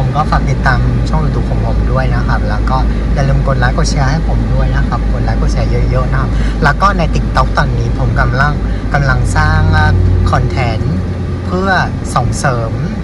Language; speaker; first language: Thai; non-native, fluent; Vietnamese